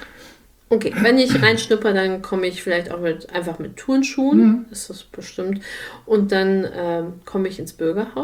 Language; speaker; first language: German; native; German